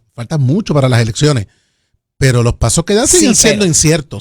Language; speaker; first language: Spanish; native; Spanish